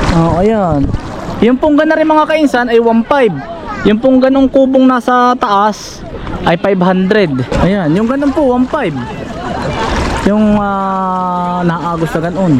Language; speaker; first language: Filipino; native; Filipino